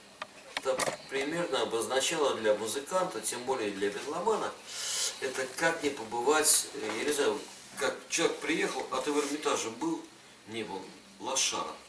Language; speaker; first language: Russian; native; Russian